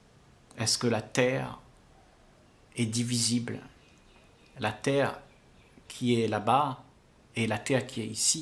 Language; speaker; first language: French; native; French